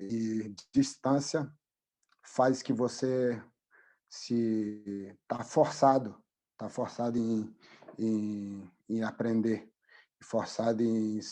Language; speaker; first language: Portuguese; non-native, fluent; French